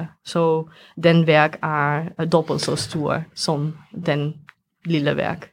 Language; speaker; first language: Norwegian; non-native, fluent; Dutch